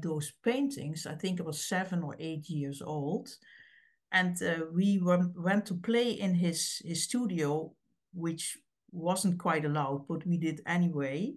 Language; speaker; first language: English; non-native, fluent; Dutch